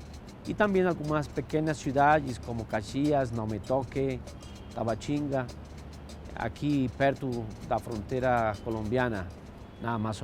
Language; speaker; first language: Portuguese; non-native, fluent; Spanish